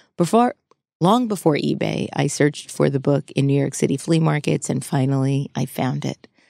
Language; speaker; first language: English; native; English